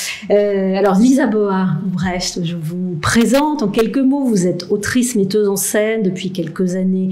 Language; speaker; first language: French; native; French